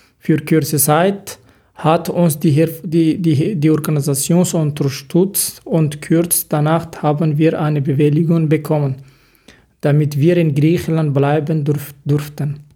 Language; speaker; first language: German; non-native, learner; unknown